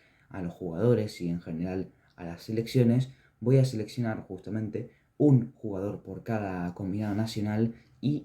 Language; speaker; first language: Spanish; native; Spanish